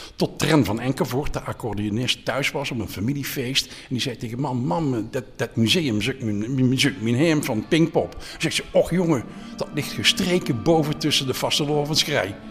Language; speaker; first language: Dutch; native; Dutch